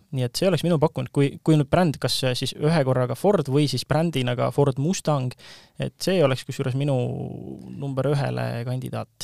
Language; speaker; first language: Estonian; native; Estonian